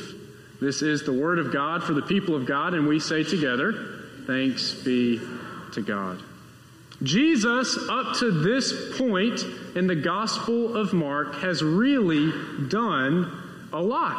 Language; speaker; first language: English; native; English